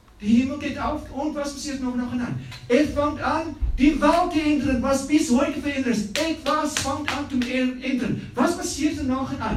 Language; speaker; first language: German; non-native, learner; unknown